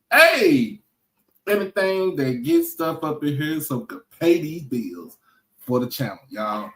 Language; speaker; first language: English; native; English